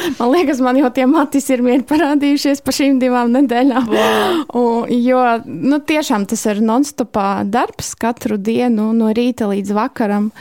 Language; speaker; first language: Latvian; non-native, local second language; Russian